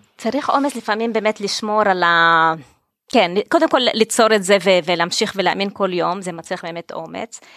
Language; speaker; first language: Hebrew; non-native, local second language; Arabic